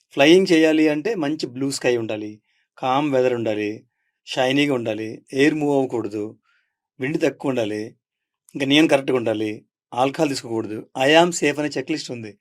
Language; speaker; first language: Telugu; native; Telugu